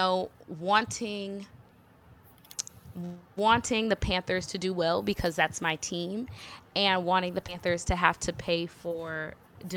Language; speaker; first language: English; native; English